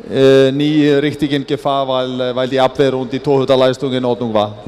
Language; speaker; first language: German; non-native, fluent; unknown